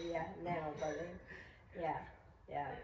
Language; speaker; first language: English; non-native, learner; Russian